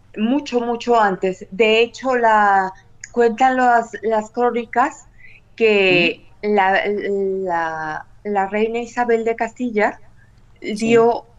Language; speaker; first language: Spanish; native; Spanish